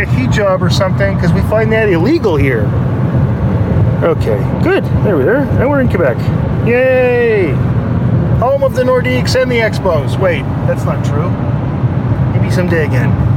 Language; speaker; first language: English; native; English